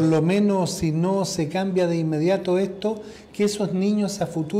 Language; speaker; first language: Spanish; native; Spanish